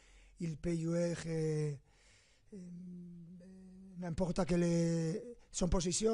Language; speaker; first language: French; non-native, fluent; Spanish